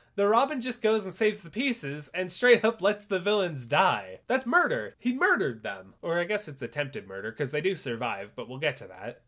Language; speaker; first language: English; native; English